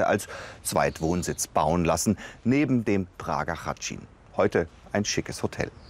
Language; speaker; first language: German; native; German